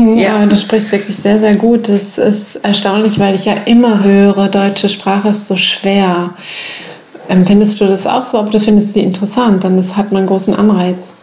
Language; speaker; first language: German; native; German